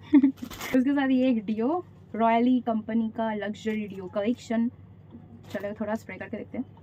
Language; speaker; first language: Hindi; non-native, local second language; Bangla